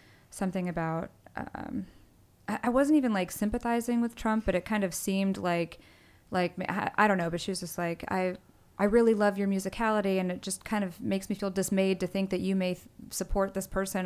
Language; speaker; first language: English; native; English